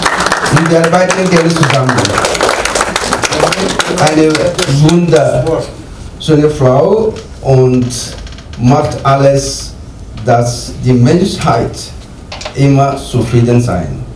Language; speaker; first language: German; non-native, learner; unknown